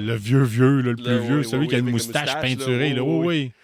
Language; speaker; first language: French; native; French